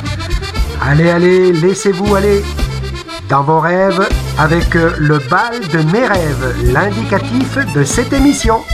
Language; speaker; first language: French; native; French